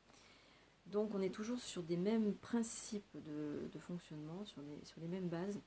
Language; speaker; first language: French; native; French